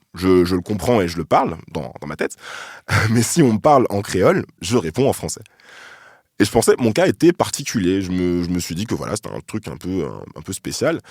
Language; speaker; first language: French; native; French